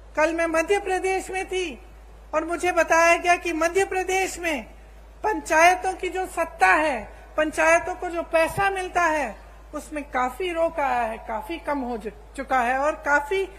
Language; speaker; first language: Hindi; native; Hindi